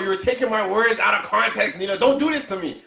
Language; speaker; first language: English; native; English